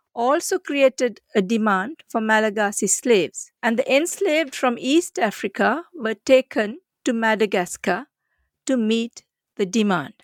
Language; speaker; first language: English; non-native, local second language; Sinhala